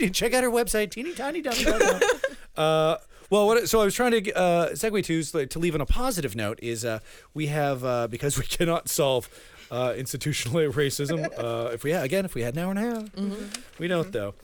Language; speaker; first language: English; early bilingual, other home language; Spanish